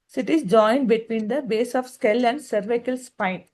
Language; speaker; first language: English; non-native, local second language; Tamil